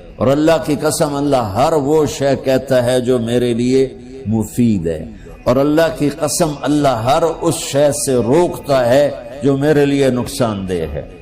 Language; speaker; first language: Urdu; non-native, local second language; Punjabi